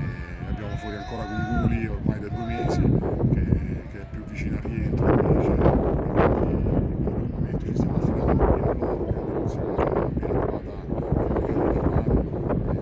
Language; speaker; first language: Italian; native; Italian